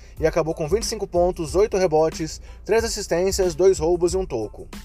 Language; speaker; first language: Portuguese; native; Portuguese